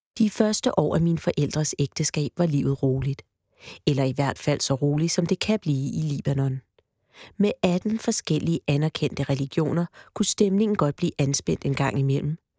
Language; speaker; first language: Danish; early bilingual, heritage; Danish